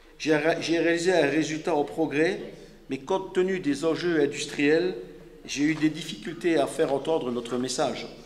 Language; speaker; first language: French; native; French